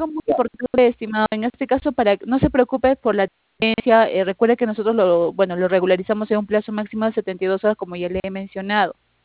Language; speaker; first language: Spanish; native; Spanish